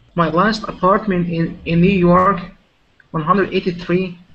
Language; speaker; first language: English; non-native, local second language; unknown